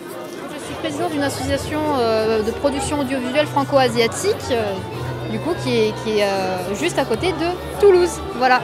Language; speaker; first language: French; native; French